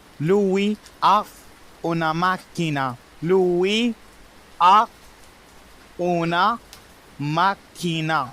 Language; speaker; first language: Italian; non-native, fluent; Arabic